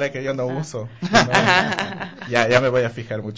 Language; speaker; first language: Spanish; native; Spanish